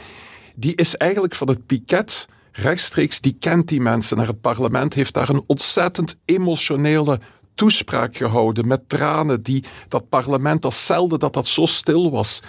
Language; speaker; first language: Dutch; native; Dutch